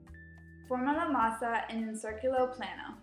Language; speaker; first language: Spanish; non-native, learner; English